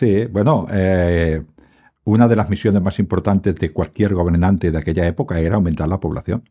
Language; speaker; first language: Spanish; native; Spanish